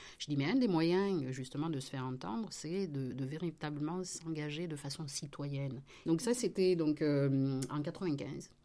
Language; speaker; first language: French; native; French